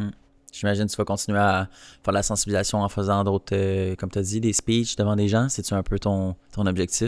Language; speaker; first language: French; native; French